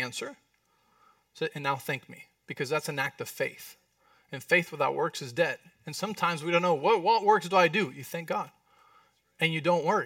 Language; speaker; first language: English; non-native, fluent; Spanish